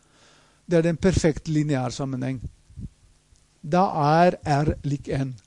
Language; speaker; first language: Norwegian; non-native, fluent; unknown